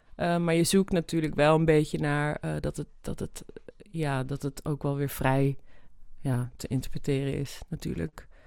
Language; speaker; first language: Dutch; native; Dutch